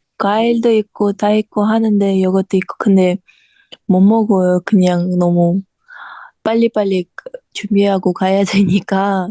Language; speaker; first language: Korean; non-native, fluent; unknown